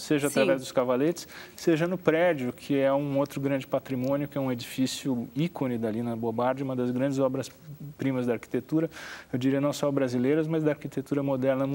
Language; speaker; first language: Portuguese; native; Portuguese